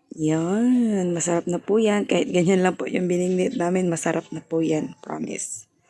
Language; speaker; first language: Filipino; non-native, local second language; Cebuano